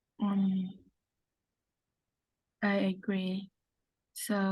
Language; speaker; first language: English; non-native, learner; Vietnamese